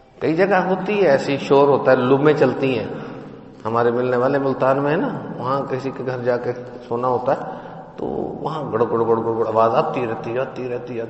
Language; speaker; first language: Urdu; non-native, local second language; Punjabi